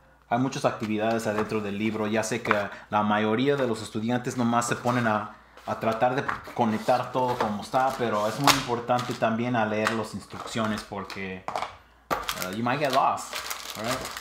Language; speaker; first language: Spanish; early bilingual, heritage; Spanish